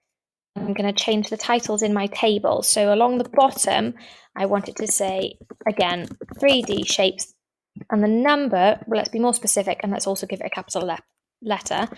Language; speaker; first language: English; native; English